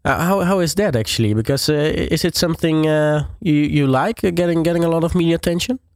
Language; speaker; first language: English; non-native, fluent; Dutch